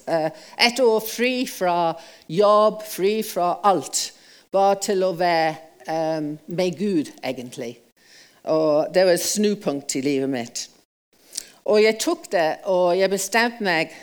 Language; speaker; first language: Norwegian; non-native, fluent; English